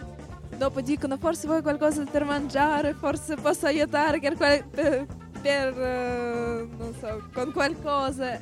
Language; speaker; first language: Italian; non-native, learner; Russian